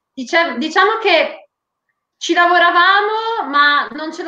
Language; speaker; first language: Italian; native; Italian